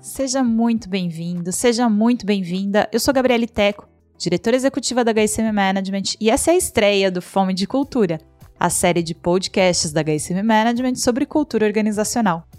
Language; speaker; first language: Portuguese; native; Portuguese